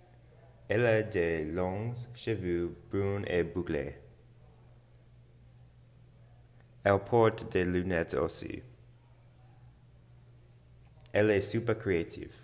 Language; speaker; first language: French; non-native, learner; English